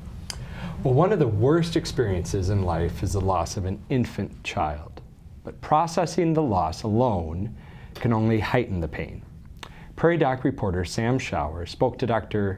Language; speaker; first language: English; native; English